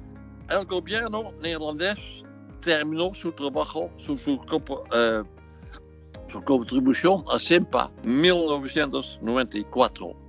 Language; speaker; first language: Spanish; non-native, fluent; Dutch